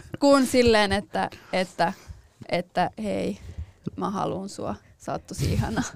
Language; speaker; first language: Finnish; native; Finnish